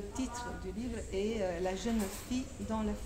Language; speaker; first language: French; non-native, fluent; Romanian